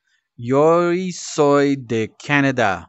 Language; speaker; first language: Spanish; non-native, learner; English